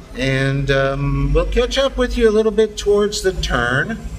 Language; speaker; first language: English; native; English